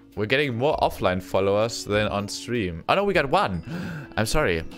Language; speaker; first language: English; non-native, fluent; German